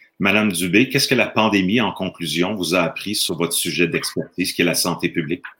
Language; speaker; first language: French; native; French